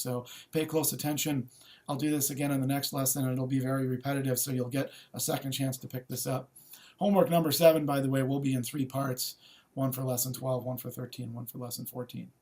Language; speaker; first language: English; native; English